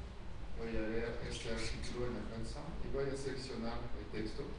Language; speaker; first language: Spanish; non-native, fluent; French